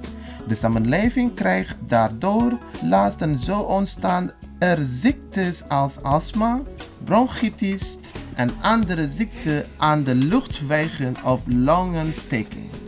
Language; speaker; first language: Dutch; non-native, fluent; Indonesian